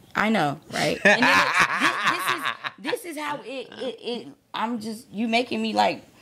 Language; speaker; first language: English; native; English